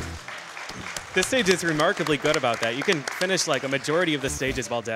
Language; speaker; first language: English; native; English